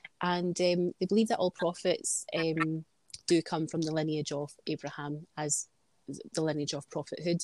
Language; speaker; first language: English; native; English